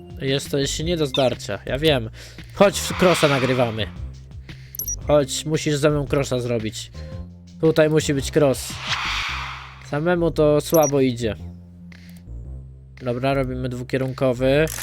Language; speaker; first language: Polish; native; Polish